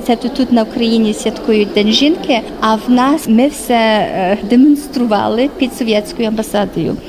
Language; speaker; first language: Ukrainian; early bilingual, heritage; Ukrainian